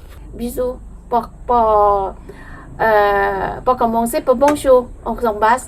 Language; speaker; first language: French; non-native, learner; Thai